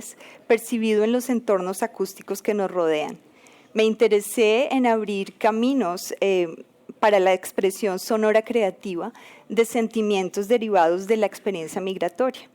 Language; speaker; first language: Spanish; native; Spanish